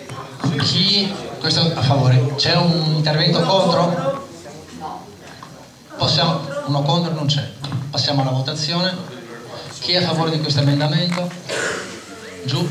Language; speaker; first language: Italian; native; Italian